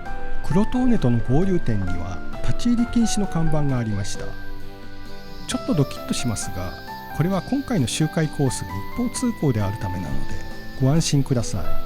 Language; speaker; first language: Japanese; native; Japanese